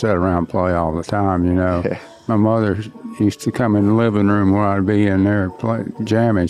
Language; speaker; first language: English; native; English